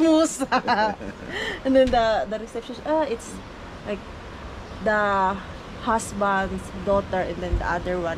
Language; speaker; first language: English; non-native, local second language; Filipino